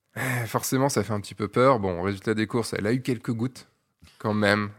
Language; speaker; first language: French; native; French